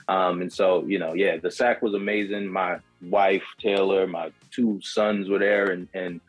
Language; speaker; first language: English; native; English